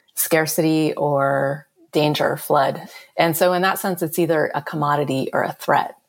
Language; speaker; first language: English; native; English